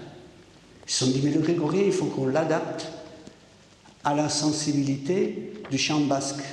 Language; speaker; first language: French; native; French